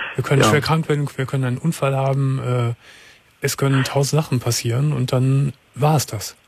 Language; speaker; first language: German; native; German